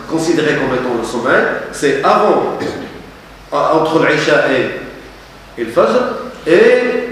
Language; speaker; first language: French; non-native, local second language; Arabic